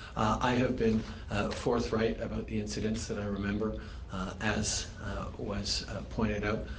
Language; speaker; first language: English; early bilingual, other home language; French